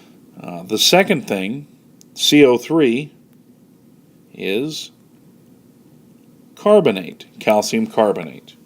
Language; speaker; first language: English; native; English